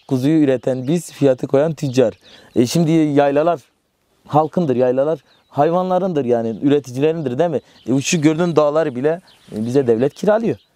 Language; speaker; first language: Turkish; non-native, local second language; Kurdish